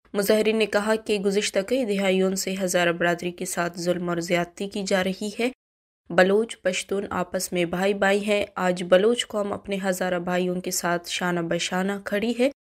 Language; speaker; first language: Urdu; non-native, local second language; Baluchi